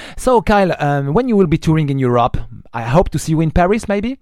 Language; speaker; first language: English; non-native, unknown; French